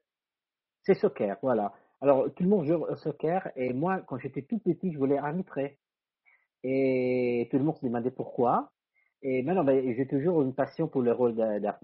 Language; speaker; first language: French; non-native, fluent; Italian